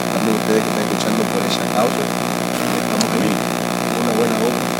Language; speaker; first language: Spanish; early bilingual, heritage; Spanish